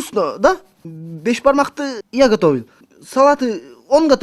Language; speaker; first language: Russian; non-native, local second language; Kyrgyz